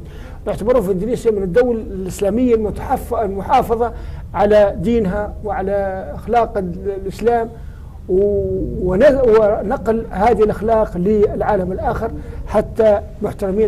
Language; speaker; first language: Arabic; native; Arabic